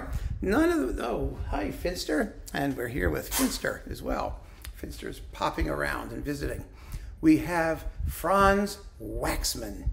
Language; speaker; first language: English; native; English